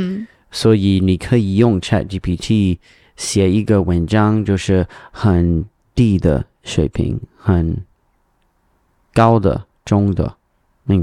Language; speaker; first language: Chinese; non-native, learner; English